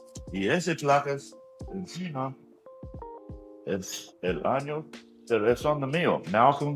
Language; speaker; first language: Spanish; non-native, learner; English